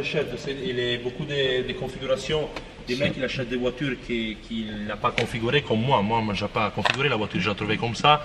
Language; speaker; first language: French; non-native, fluent; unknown